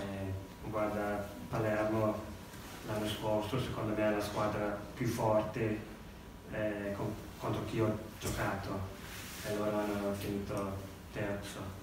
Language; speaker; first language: Italian; non-native, learner; English